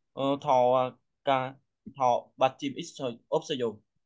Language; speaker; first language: Korean; non-native, learner; Vietnamese